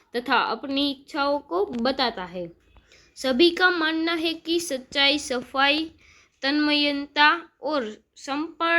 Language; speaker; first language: Hindi; non-native, local second language; Gujarati